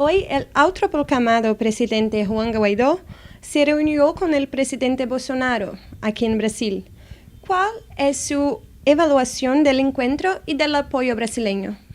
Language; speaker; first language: Spanish; non-native, fluent; Portuguese